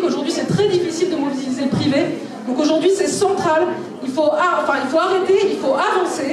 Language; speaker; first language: French; native; French